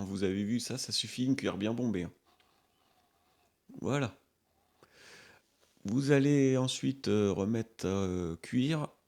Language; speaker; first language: French; native; French